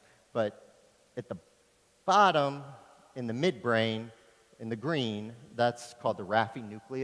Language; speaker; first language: English; native; English